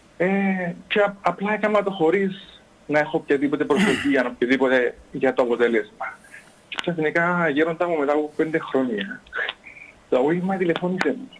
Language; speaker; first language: Greek; native; Greek